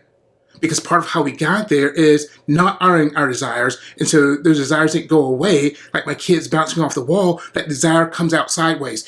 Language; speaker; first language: English; native; English